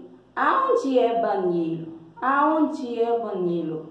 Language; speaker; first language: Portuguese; non-native, learner; Haitian Creole